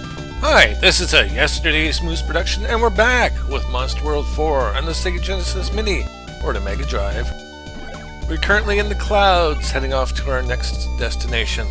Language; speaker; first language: English; native; English